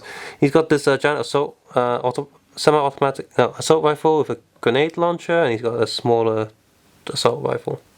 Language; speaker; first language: English; native; English